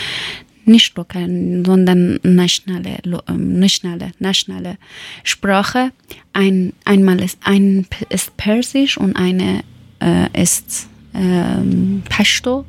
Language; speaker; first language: German; non-native, learner; Persian